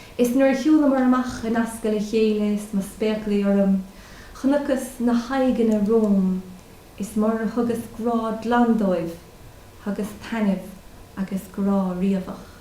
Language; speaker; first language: Irish; non-native, local second language; English